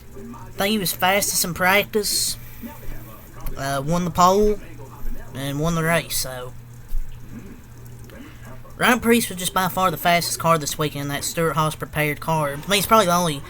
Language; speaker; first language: English; native; English